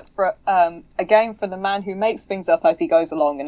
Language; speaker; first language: English; native; English